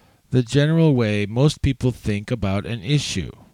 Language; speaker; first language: English; native; English